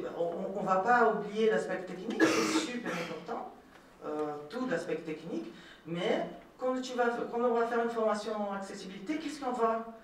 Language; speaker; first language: French; non-native, fluent; Portuguese